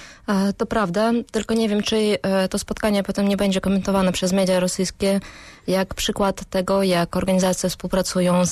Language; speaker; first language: Polish; non-native, fluent; Russian